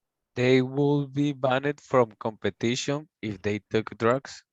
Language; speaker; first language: English; non-native, learner; Spanish